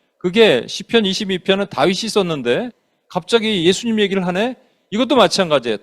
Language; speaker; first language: Korean; native; Korean